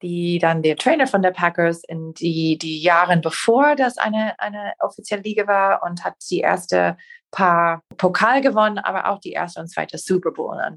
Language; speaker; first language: German; non-native, fluent; English